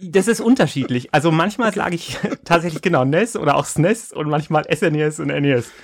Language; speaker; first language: German; native; German